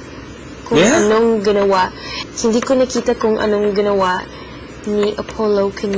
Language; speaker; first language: Filipino; early bilingual, heritage; English